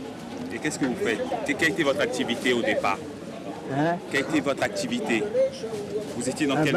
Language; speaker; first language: French; early bilingual, other home language; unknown